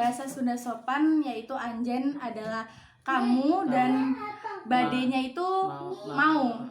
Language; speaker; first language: Indonesian; non-native, local second language; Javanese